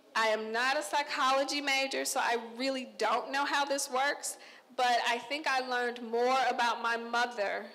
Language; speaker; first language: English; native; English